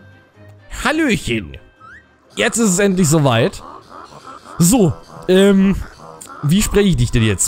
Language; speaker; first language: German; native; German